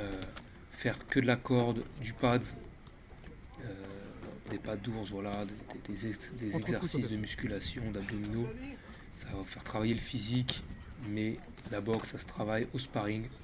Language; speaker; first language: French; native; French